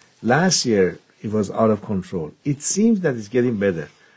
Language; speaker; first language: English; non-native, fluent; Persian